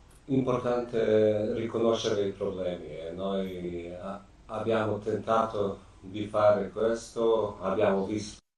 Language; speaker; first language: Italian; non-native, fluent; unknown